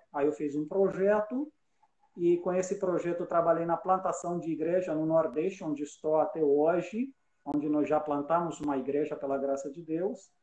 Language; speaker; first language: Portuguese; non-native, fluent; Romanian